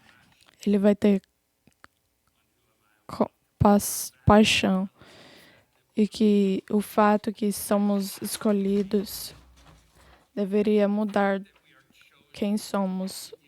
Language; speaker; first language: Portuguese; non-native, fluent; English